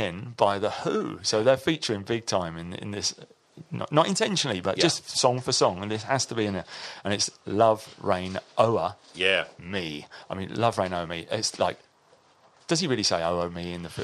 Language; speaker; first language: English; native; English